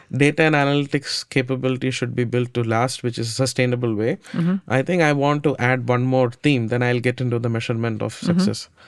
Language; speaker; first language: English; non-native, local second language; Malayalam